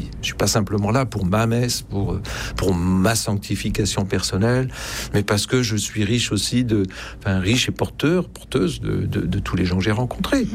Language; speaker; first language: French; native; French